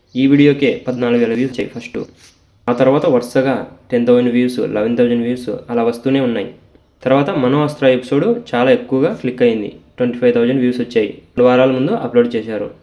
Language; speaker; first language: Telugu; native; Telugu